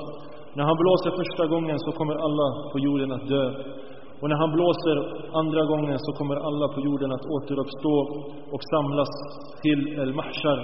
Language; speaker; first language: Swedish; early bilingual, other home language; Arabic